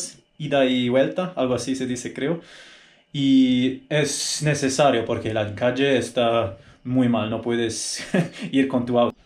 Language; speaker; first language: Spanish; non-native, fluent; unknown